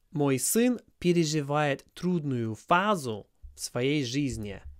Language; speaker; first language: Russian; non-native, fluent; English